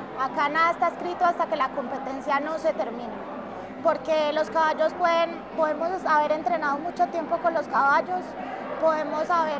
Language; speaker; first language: Spanish; native; Spanish